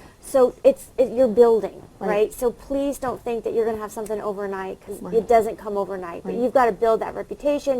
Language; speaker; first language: English; native; English